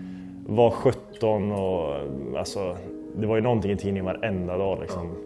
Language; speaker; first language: Swedish; native; Swedish